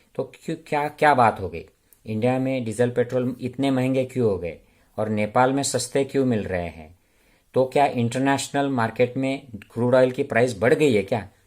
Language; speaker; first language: Hindi; non-native, local second language; Marathi